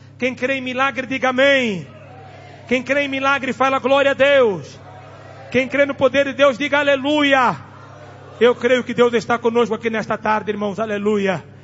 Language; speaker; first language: Portuguese; non-native, local second language; Tsonga